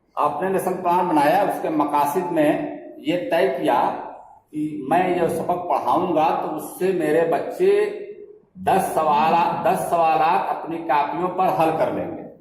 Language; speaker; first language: Urdu; native; Urdu